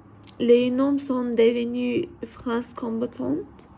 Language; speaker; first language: French; non-native, learner; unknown